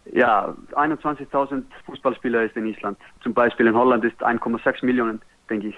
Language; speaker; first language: German; non-native, learner; Icelandic